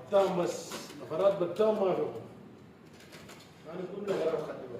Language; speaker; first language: Arabic; non-native, learner; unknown